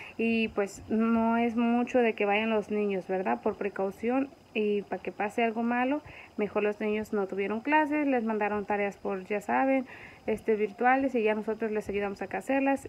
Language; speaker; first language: Spanish; native; Spanish